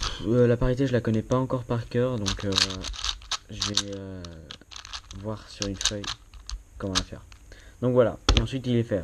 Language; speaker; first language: French; native; French